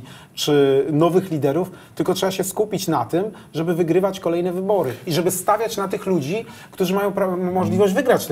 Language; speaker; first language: Polish; native; Polish